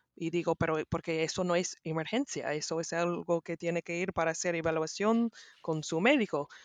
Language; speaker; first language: Spanish; non-native, learner; English